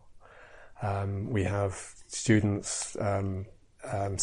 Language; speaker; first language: English; native; English